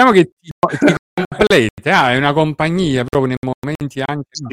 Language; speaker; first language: Italian; native; Italian